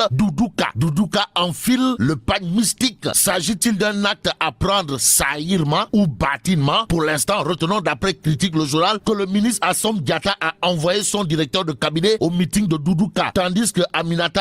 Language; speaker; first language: French; non-native, local second language; Wolof